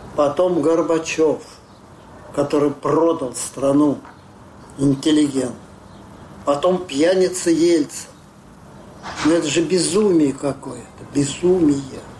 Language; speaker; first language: Russian; native; Russian